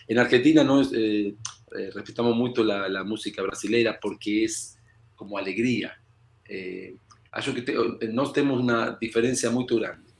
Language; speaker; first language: Spanish; non-native, learner; Portuguese